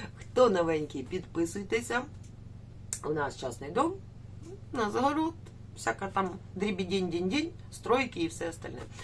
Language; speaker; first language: Ukrainian; native; Ukrainian